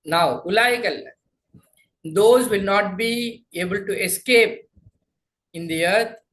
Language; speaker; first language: English; non-native, local second language; Tamil